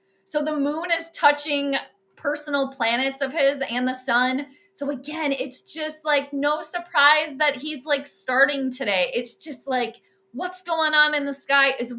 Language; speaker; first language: English; native; English